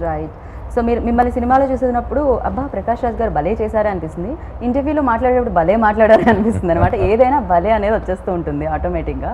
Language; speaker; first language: Telugu; native; Telugu